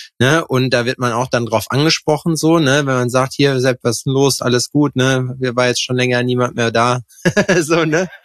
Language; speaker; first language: German; native; German